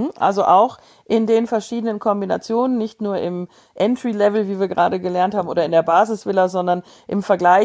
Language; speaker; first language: German; native; German